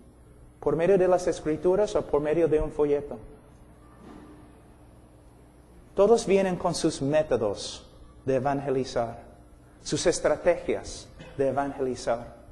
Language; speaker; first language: Spanish; non-native, fluent; English